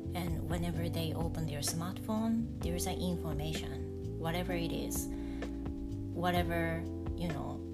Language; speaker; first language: English; non-native, fluent; Japanese